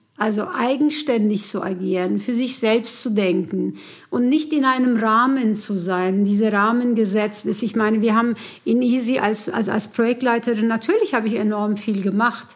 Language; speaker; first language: German; non-native, fluent; Kurdish